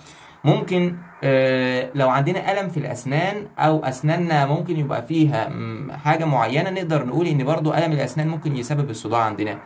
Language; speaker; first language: Arabic; native; Arabic